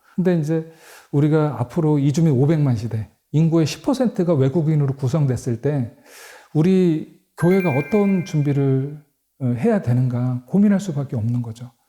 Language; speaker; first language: Korean; native; Korean